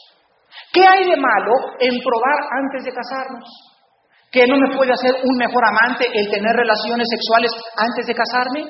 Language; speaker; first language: Spanish; native; Spanish